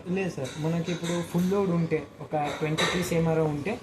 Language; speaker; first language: Telugu; non-native, local second language; Kannada